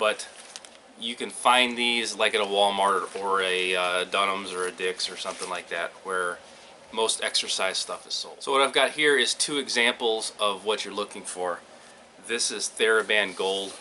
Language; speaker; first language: English; native; English